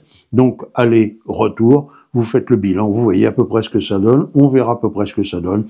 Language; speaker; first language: French; native; French